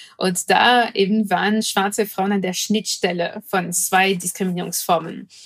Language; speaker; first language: German; non-native, fluent; French